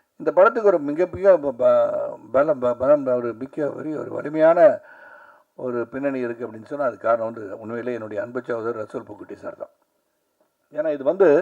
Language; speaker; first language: Tamil; native; Tamil